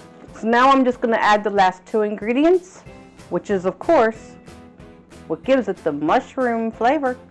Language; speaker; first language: English; native; English